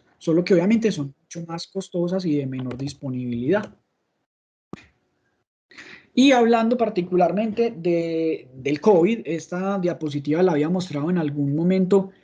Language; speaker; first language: Spanish; native; Spanish